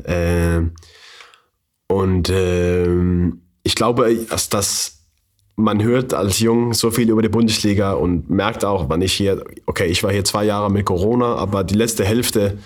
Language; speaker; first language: German; non-native, fluent; Danish